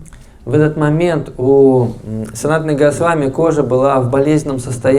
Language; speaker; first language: Russian; native; Russian